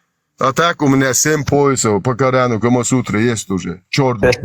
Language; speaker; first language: Russian; non-native, local second language; Chechen